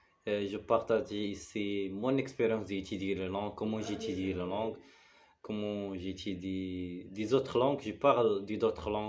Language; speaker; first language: French; non-native, learner; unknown